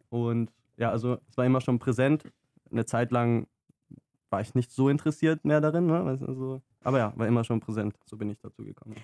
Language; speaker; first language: German; native; German